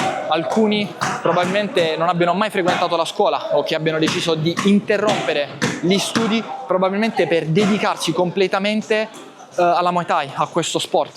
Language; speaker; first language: Italian; native; Italian